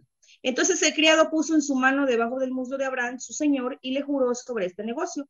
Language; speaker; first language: Spanish; native; Spanish